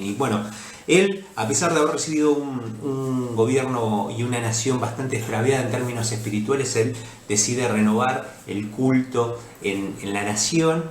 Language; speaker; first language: Spanish; native; Spanish